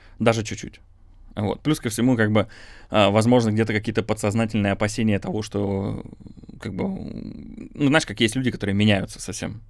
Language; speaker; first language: Russian; native; Russian